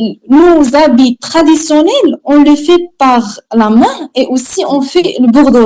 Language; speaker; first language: French; non-native, learner; Arabic